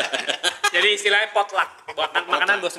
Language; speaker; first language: Indonesian; native; Indonesian